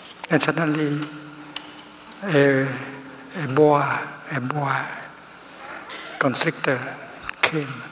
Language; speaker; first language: English; non-native, fluent; Vietnamese